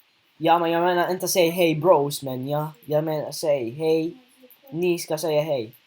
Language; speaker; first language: Swedish; early bilingual, other home language; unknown